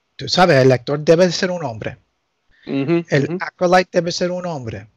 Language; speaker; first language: Spanish; early bilingual, heritage; Spanish